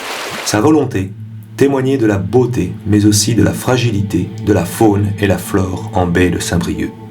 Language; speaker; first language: French; native; French